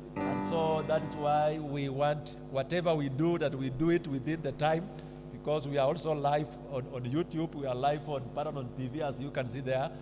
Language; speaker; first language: English; non-native, local second language; Swahili